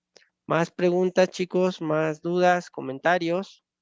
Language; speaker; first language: Spanish; native; Spanish